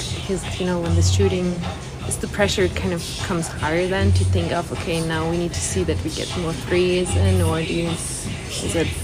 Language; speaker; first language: English; non-native, fluent; German